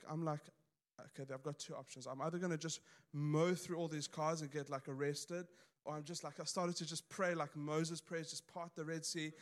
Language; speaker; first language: English; native; English